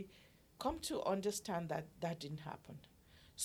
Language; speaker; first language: English; non-native, local second language; Yoruba